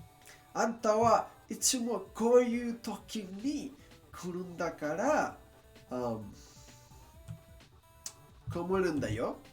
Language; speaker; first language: Japanese; non-native, learner; English